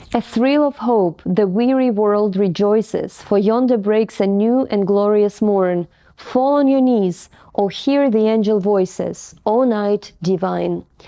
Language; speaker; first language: English; non-native, fluent; Ukrainian